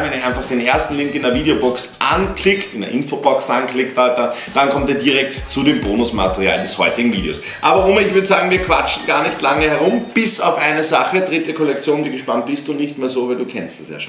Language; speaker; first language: German; native; German